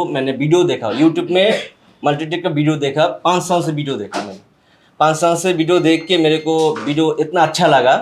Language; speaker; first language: Hindi; non-native, fluent; Bangla